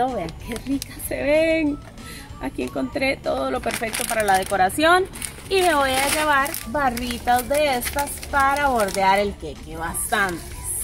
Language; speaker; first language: Spanish; native; Spanish